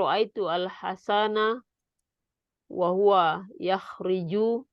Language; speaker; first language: Arabic; non-native, fluent; Indonesian